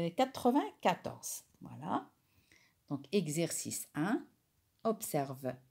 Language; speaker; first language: French; non-native, local second language; Arabic